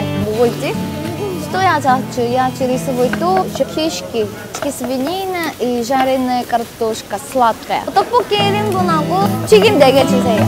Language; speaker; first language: Russian; non-native, learner; Korean